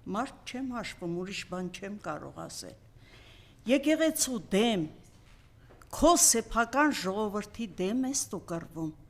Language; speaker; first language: Armenian; native; Armenian